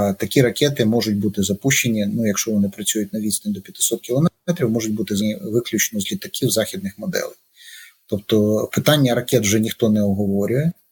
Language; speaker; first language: Ukrainian; native; Ukrainian